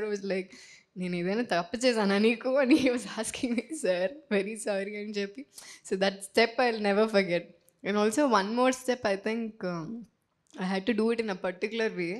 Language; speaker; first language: Telugu; non-native, fluent; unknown